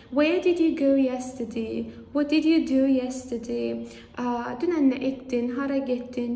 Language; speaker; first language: English; non-native, fluent; Azerbaijani